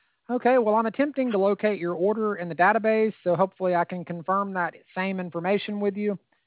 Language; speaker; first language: English; native; English